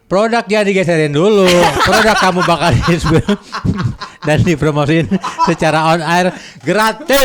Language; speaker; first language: Indonesian; native; Indonesian